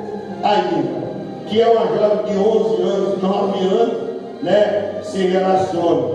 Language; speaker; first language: Portuguese; native; Portuguese